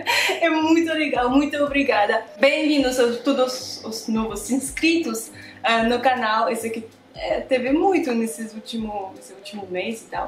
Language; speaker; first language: Portuguese; non-native, fluent; French